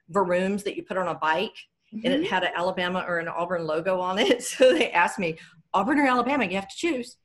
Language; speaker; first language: English; native; English